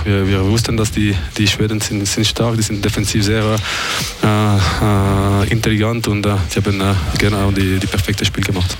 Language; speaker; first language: German; non-native, local second language; French